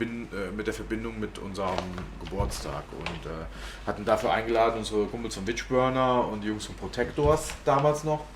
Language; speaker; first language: German; native; German